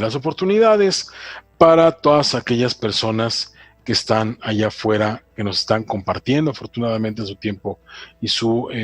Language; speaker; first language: Spanish; native; Spanish